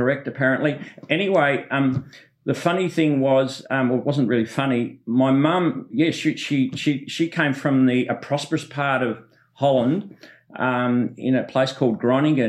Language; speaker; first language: English; native; English